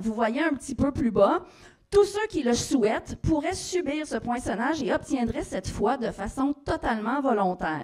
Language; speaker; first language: French; native; French